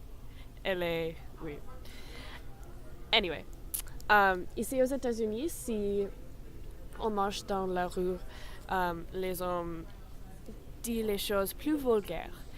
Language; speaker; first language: French; non-native, learner; English